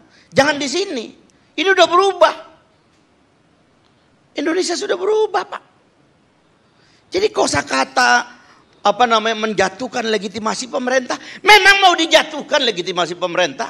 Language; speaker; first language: Indonesian; native; Indonesian